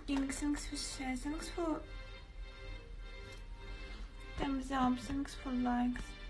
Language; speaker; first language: English; non-native, learner; Russian